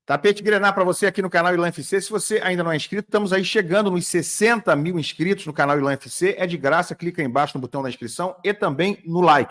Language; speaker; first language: Portuguese; native; Portuguese